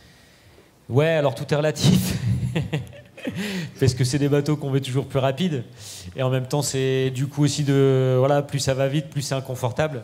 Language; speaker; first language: French; native; French